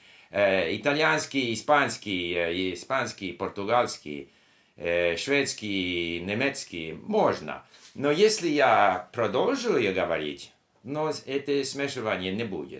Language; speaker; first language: Russian; non-native, learner; English